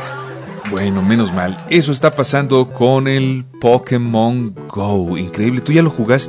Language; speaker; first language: Spanish; native; Spanish